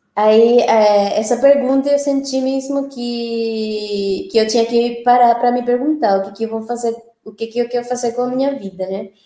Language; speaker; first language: Portuguese; non-native, fluent; Spanish